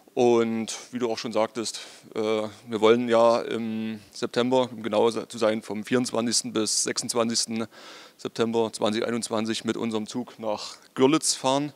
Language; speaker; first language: German; native; German